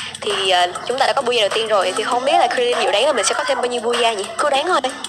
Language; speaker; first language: Vietnamese; native; Vietnamese